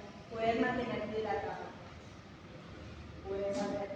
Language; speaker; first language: Spanish; non-native, fluent; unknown